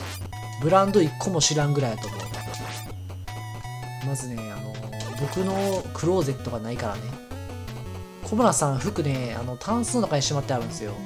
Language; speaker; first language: Japanese; native; Japanese